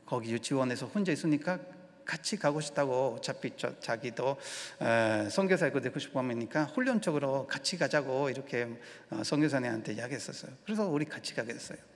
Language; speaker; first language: Korean; non-native, learner; Spanish